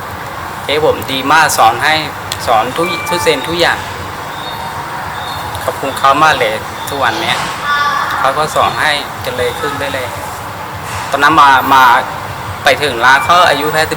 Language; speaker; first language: Thai; non-native, fluent; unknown